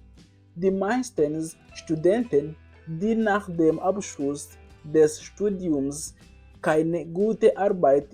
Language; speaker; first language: German; non-native, fluent; Kinyarwanda